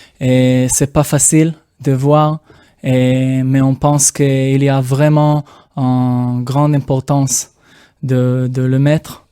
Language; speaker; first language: French; non-native, fluent; Hebrew